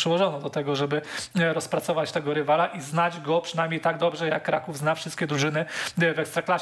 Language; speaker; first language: Polish; native; Polish